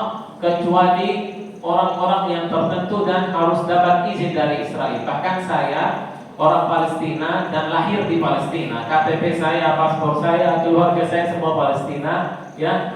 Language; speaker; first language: Indonesian; non-native, fluent; Arabic